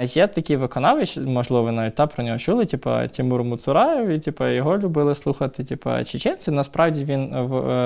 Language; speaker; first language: Ukrainian; non-native, local second language; Russian